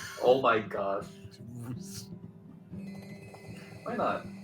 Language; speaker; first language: English; native; English